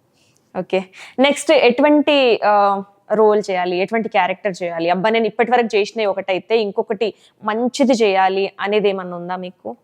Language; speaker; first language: Telugu; native; Telugu